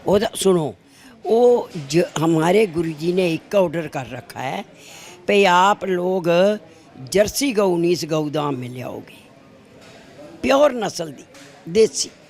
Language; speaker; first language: Hindi; non-native, local second language; Punjabi